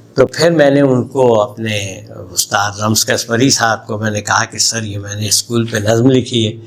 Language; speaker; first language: Urdu; native; Urdu